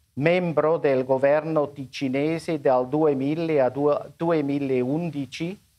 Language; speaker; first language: Italian; non-native, local second language; German